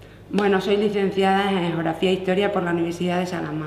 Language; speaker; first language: Spanish; native; Spanish